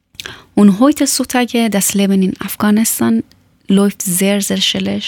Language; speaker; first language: German; non-native, learner; Persian